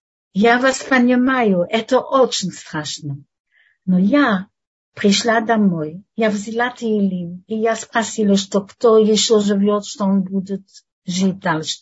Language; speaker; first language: Russian; non-native, fluent; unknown